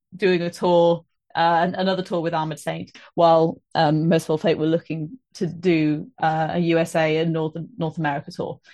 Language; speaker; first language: English; native; English